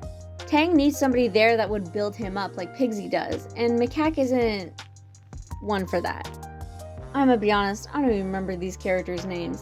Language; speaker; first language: English; native; English